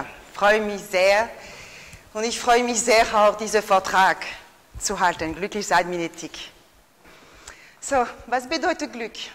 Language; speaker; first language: German; non-native, fluent; French